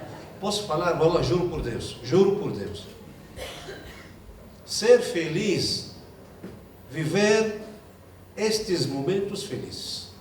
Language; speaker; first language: Portuguese; non-native, fluent; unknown